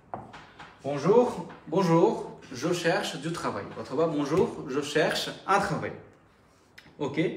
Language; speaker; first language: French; non-native, fluent; Bangla